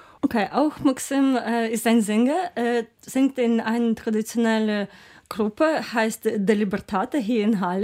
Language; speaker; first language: German; non-native, learner; Ukrainian